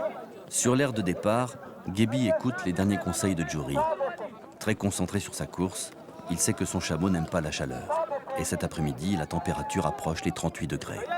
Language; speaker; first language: French; native; French